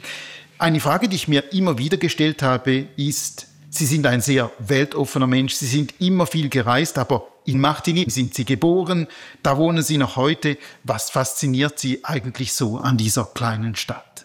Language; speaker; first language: German; native; German